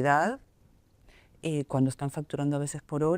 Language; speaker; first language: Spanish; native; Spanish